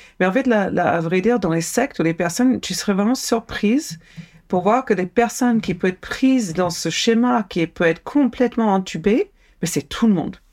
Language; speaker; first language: French; non-native, fluent; English